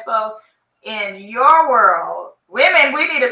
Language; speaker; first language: English; native; English